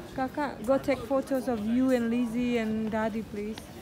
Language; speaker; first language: English; non-native, fluent; Indonesian